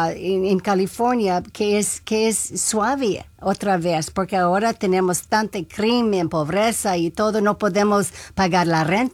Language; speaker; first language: Spanish; non-native, local second language; English